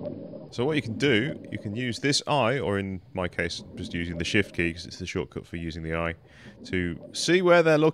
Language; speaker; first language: English; native; English